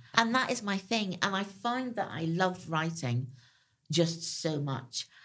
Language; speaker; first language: English; native; English